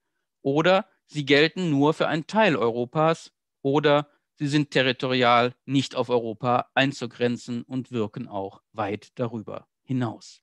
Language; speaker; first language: German; native; German